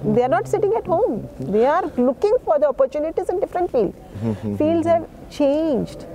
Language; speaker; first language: English; non-native, local second language; Punjabi